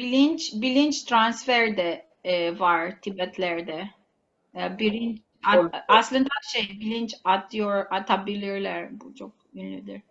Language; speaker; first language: Turkish; non-native, fluent; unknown